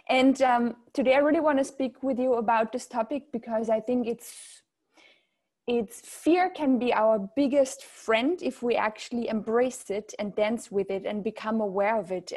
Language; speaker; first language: English; non-native, fluent; German